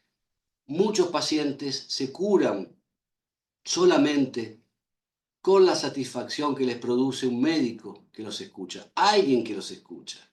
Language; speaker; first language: Spanish; native; Spanish